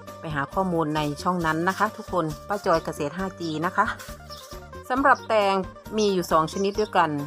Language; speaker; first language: Thai; native; Thai